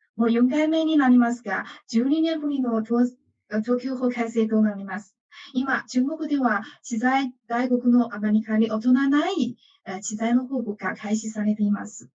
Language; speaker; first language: Japanese; non-native, fluent; Chinese